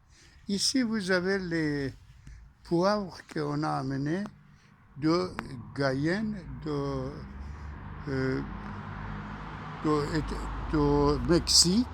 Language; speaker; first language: French; non-native, fluent; Persian